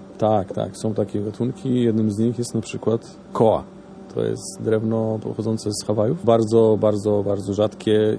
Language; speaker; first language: Polish; native; Polish